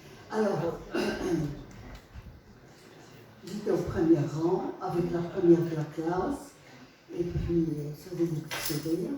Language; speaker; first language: French; non-native, fluent; Polish